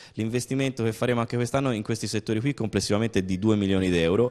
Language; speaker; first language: Italian; native; Italian